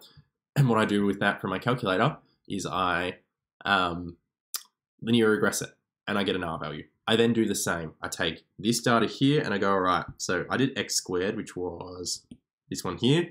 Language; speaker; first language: English; native; English